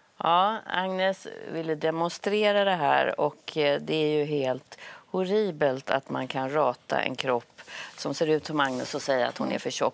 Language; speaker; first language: Swedish; native; Swedish